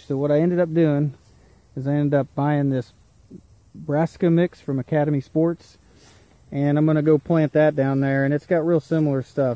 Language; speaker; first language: English; native; English